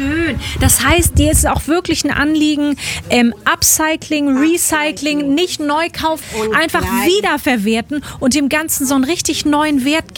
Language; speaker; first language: German; native; German